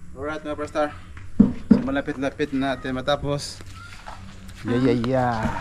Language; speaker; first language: Filipino; non-native, local second language; Cebuano